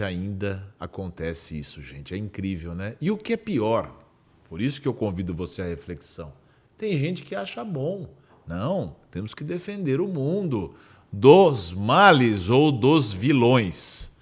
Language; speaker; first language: Portuguese; native; Portuguese